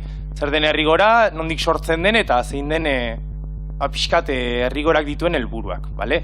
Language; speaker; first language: Basque; native; Basque